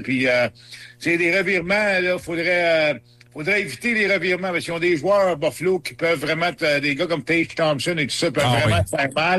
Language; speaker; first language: French; native; French